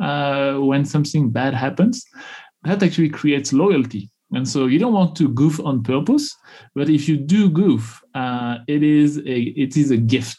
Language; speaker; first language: English; non-native, fluent; French